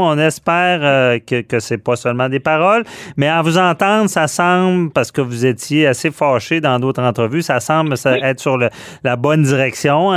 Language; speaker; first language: French; native; French